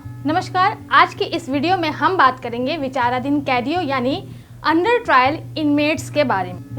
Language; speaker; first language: Hindi; native; Hindi